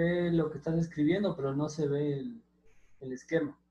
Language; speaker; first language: Spanish; native; Spanish